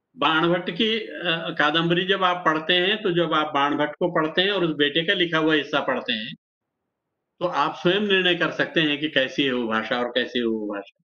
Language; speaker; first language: Hindi; native; Hindi